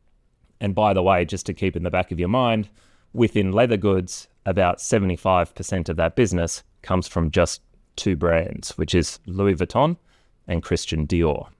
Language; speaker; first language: English; native; English